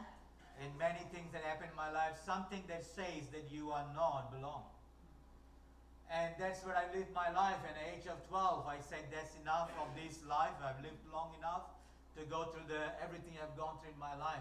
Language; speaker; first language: English; non-native, local second language; Tamil